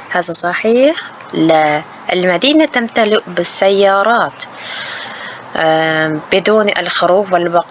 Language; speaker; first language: Arabic; non-native, fluent; Uzbek